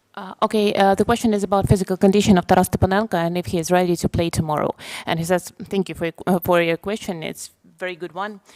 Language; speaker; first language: English; non-native, fluent; Ukrainian